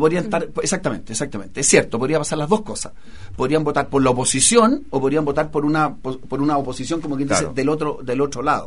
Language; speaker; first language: Spanish; native; Spanish